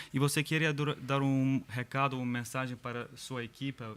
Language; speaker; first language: Portuguese; non-native, fluent; Turkish